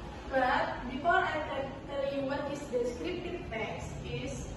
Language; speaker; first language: English; non-native, learner; Indonesian